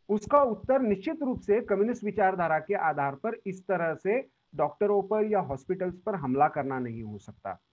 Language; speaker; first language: Hindi; non-native, local second language; Marathi